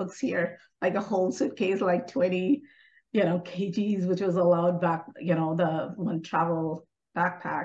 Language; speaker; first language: English; non-native, local second language; Hindi